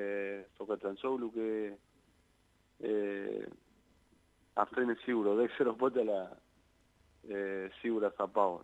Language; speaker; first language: Greek; non-native, learner; Spanish